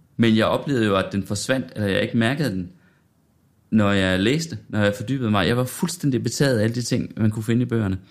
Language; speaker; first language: Danish; native; Danish